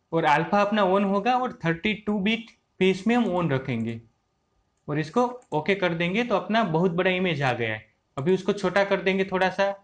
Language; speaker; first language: Hindi; native; Hindi